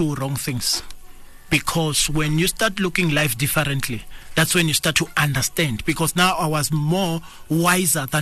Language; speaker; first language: English; non-native, local second language; Tsonga